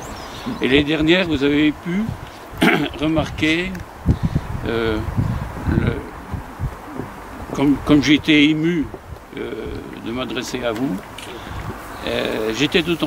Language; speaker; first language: French; native; French